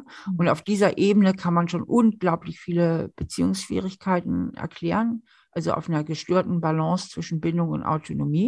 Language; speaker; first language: German; native; German